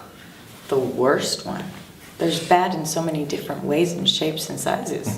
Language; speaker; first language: English; native; English